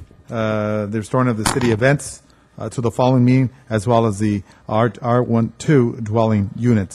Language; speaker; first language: English; early bilingual, other home language; Spanish